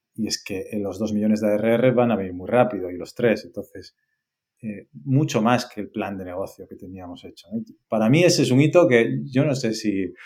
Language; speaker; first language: Spanish; native; Spanish